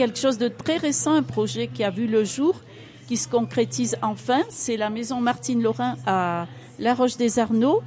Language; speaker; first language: French; native; French